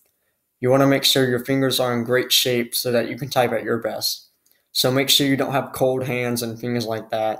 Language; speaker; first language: English; native; English